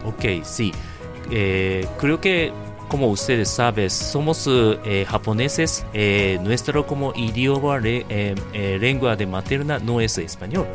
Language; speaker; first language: Spanish; non-native, fluent; Japanese